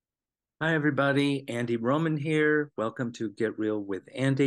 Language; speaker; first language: English; native; English